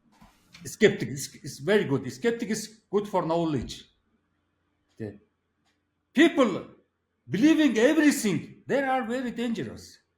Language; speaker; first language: English; non-native, learner; Mongolian